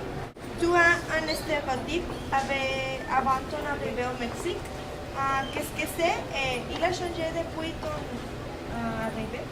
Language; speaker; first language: French; non-native, learner; Spanish